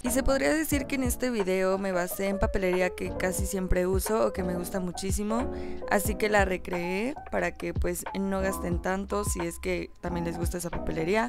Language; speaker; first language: Spanish; native; Spanish